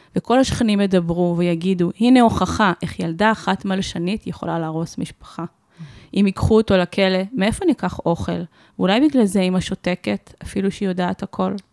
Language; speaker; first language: Hebrew; native; Hebrew